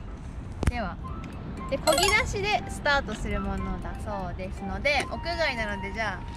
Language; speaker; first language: Japanese; native; Japanese